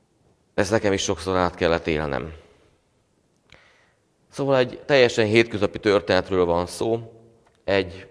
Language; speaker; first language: Hungarian; native; Hungarian